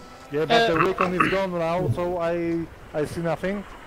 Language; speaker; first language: English; non-native, learner; Polish